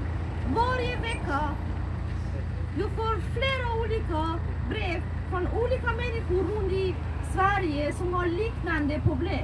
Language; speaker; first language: Swedish; non-native, fluent; Persian